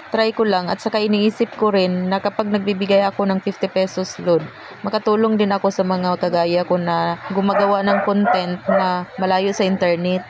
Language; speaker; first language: Filipino; non-native, local second language; Cebuano